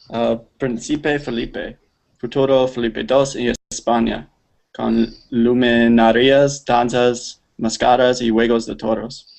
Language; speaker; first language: Spanish; non-native, learner; English